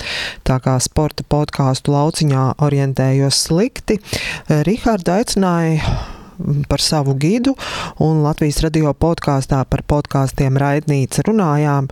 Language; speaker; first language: Latvian; native; Latvian